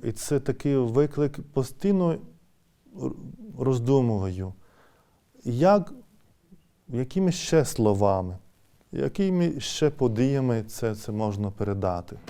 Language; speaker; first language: Ukrainian; non-native, fluent; Lithuanian